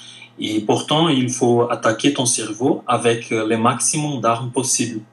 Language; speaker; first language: French; non-native, fluent; Portuguese